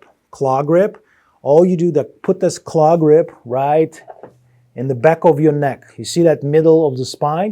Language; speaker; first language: English; non-native, fluent; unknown